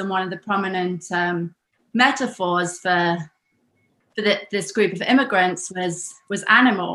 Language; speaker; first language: English; native; English